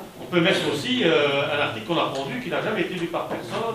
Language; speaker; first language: French; native; French